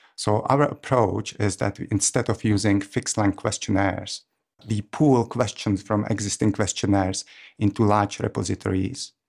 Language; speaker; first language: English; non-native, fluent; Czech